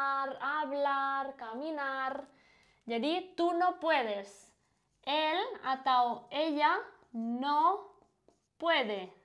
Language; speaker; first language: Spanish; non-native, fluent; Indonesian